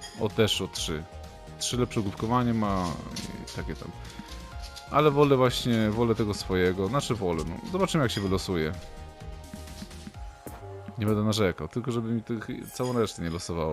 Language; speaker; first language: Polish; native; Polish